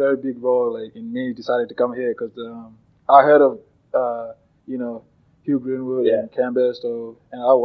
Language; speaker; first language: English; non-native, local second language; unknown